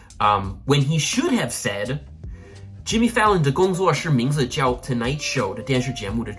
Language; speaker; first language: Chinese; non-native, fluent; English